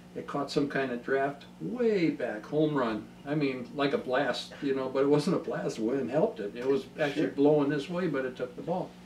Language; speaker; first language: English; native; English